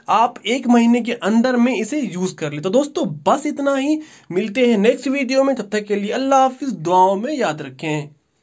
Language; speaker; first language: Hindi; native; Hindi